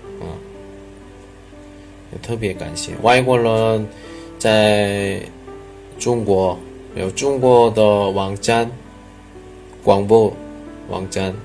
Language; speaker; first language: Chinese; non-native, learner; Korean